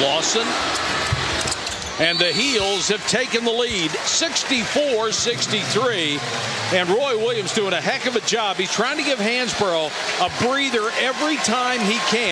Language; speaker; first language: English; native; English